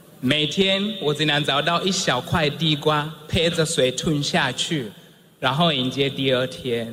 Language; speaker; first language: Chinese; non-native, fluent; Swahili